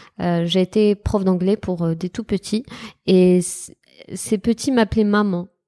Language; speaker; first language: French; non-native, local second language; Arabic